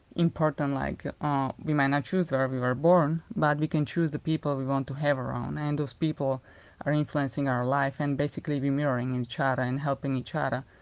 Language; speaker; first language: English; non-native, fluent; Slovak